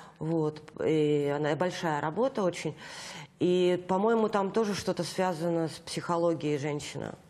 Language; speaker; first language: Russian; native; Russian